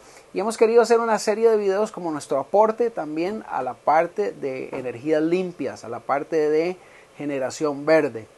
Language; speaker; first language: Spanish; native; Spanish